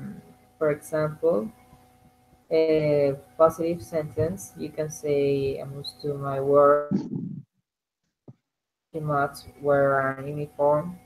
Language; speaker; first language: English; non-native, learner; Spanish